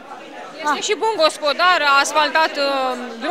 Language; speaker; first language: Romanian; native; Romanian